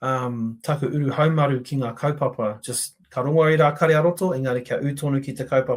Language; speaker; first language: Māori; non-native, local second language; English